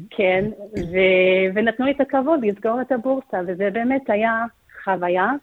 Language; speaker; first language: Hebrew; non-native, fluent; English